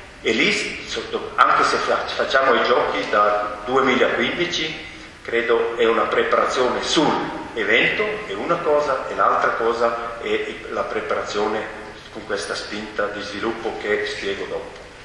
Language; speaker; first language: Italian; non-native, fluent; Romansh